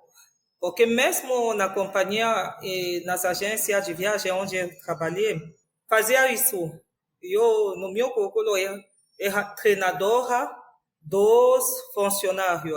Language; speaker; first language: Portuguese; non-native, fluent; French